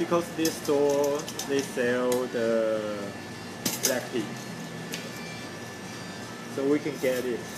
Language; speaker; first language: English; non-native, learner; Chinese